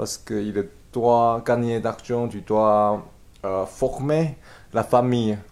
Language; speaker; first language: French; non-native, learner; Chinese